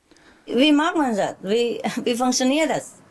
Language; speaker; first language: German; non-native, learner; Vietnamese